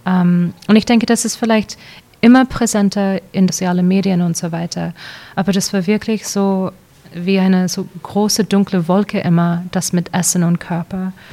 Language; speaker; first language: German; early bilingual, heritage; English